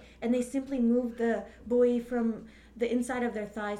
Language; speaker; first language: English; native; English